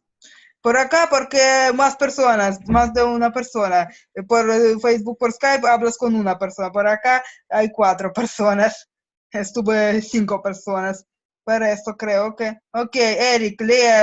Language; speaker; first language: Spanish; non-native, learner; Russian